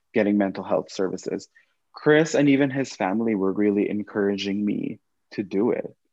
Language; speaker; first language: English; non-native, local second language; Filipino